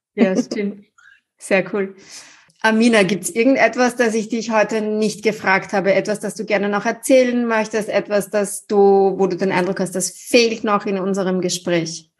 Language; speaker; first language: German; native; German